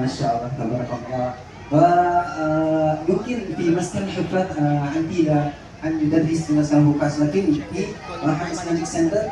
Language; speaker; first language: Arabic; non-native, learner; Indonesian